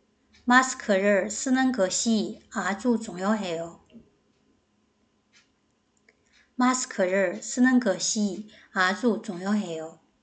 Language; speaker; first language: Korean; non-native, fluent; Chinese